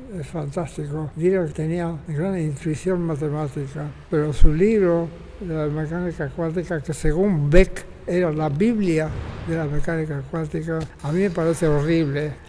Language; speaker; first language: Spanish; native; Spanish